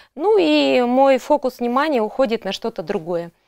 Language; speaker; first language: Russian; native; Russian